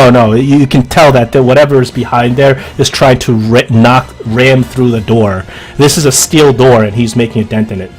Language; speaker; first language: English; native; English